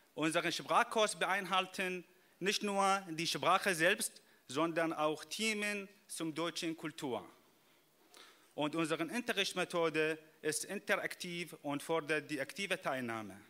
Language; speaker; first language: German; non-native, fluent; Arabic